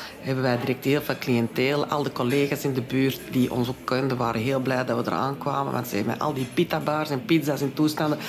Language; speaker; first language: Dutch; non-native, local second language; French